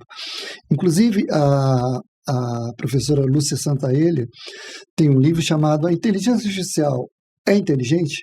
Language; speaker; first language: Portuguese; native; Portuguese